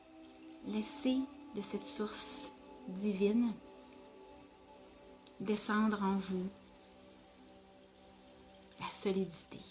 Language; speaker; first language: French; native; French